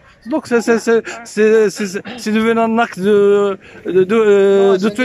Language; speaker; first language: French; non-native, local second language; Arabic